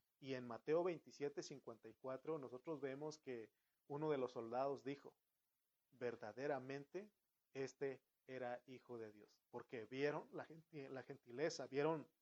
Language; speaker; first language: Spanish; native; Spanish